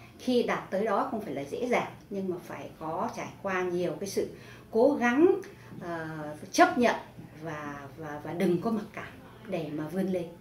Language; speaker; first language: Vietnamese; native; Vietnamese